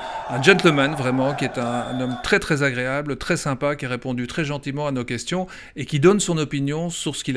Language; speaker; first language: French; native; French